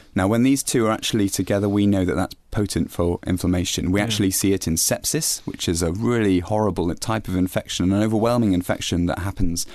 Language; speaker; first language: English; native; English